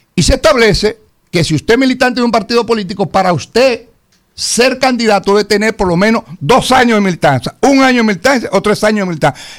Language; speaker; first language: Spanish; native; Spanish